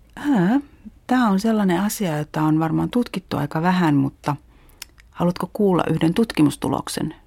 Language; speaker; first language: Finnish; native; Finnish